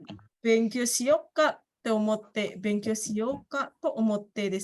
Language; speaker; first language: Japanese; non-native, fluent; Indonesian